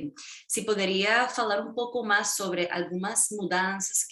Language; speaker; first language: Portuguese; non-native, fluent; Spanish